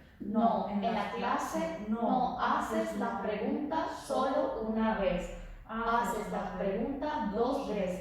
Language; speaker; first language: Spanish; non-native, learner; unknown